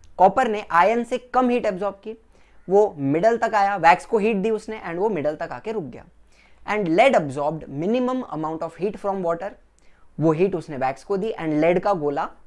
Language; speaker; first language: Hindi; non-native, local second language; Gujarati